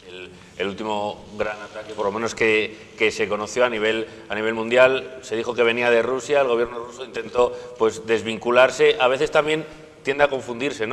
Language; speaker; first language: Spanish; native; Spanish